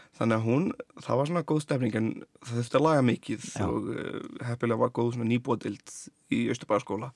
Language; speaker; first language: Icelandic; early bilingual, other home language; Portuguese